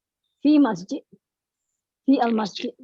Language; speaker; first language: Arabic; non-native, learner; Malay